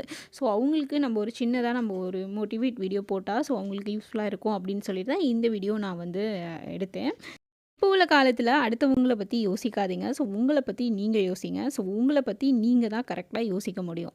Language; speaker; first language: Tamil; native; Tamil